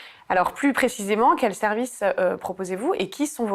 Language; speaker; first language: French; native; French